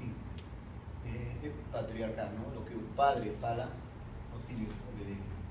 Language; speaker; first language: Portuguese; non-native, fluent; Spanish